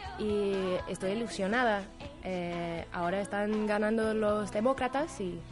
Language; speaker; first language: Spanish; non-native, fluent; English